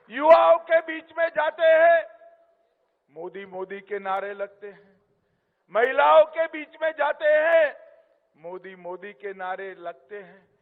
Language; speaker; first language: Hindi; non-native, local second language; Gujarati